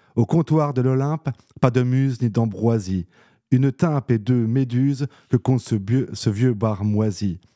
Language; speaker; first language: French; native; French